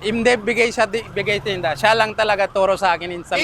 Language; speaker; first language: Filipino; non-native, learner; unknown